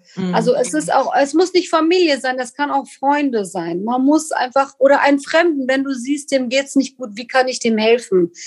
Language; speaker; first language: German; non-native, fluent; Kurdish